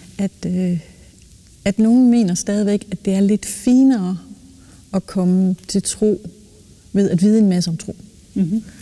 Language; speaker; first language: Danish; native; Danish